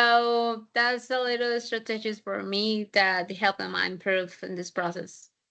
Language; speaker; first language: English; non-native, fluent; Spanish